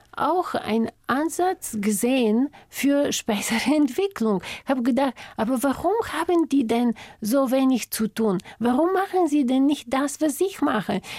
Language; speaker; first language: German; non-native, fluent; Bulgarian